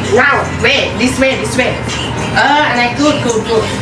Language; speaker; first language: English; non-native, learner; Thai